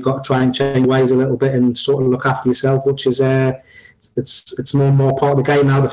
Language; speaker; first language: English; native; English